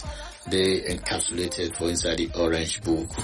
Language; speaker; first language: Nigerian Pidgin; non-native, local second language; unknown